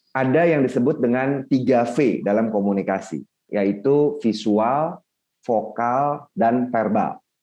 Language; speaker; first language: Indonesian; native; Indonesian